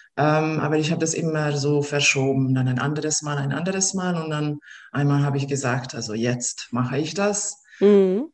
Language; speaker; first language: German; non-native, fluent; Hungarian